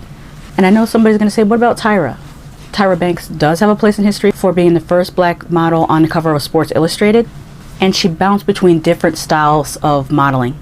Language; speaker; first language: English; native; English